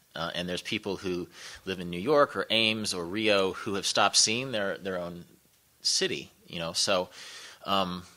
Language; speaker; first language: English; native; English